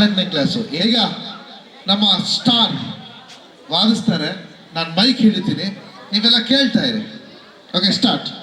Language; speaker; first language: Kannada; native; Kannada